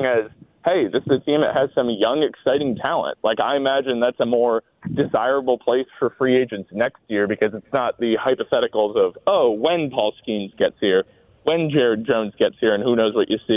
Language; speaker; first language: English; native; English